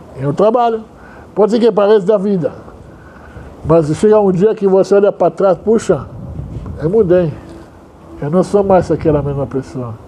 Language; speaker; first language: Portuguese; non-native, fluent; Hebrew